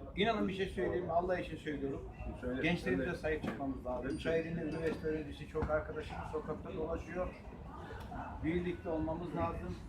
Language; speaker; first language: Turkish; native; Turkish